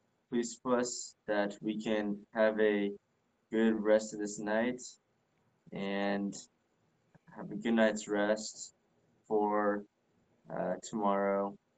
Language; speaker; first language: English; native; English